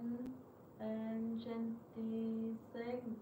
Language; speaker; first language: English; non-native, learner; Vietnamese